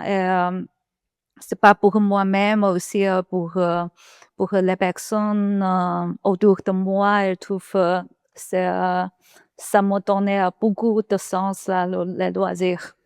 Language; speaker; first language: French; non-native, learner; Chinese